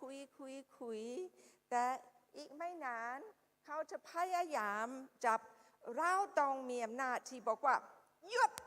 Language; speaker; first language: Thai; non-native, fluent; English